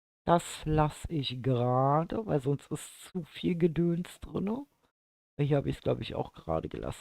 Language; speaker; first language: German; native; German